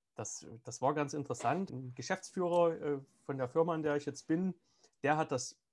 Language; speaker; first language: German; native; German